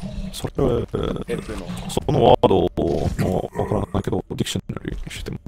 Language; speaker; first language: Japanese; non-native, learner; English